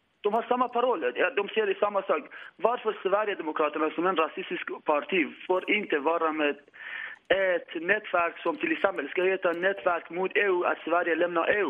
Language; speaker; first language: Swedish; non-native, learner; Persian